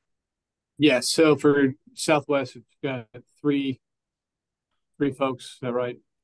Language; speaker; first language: English; native; English